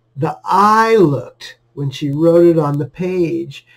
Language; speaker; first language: English; native; English